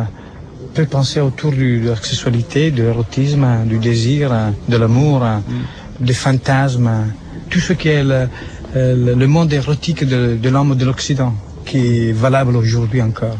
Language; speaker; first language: French; non-native, fluent; Italian